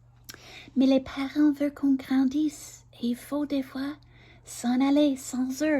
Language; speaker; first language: French; non-native, learner; English